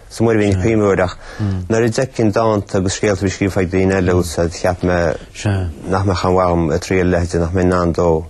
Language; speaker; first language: Irish; native; Irish